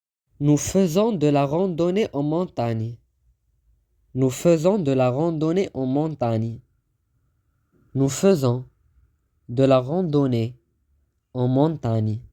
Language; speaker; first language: French; non-native, fluent; Arabic